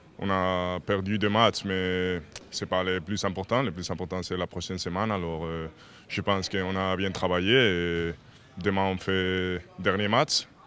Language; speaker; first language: French; non-native, learner; Spanish